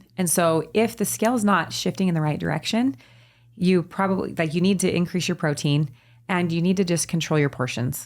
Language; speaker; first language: English; native; English